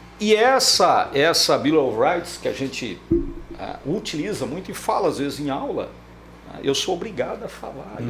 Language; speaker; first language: Portuguese; native; Portuguese